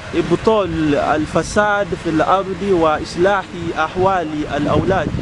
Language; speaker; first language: Arabic; non-native, fluent; Yoruba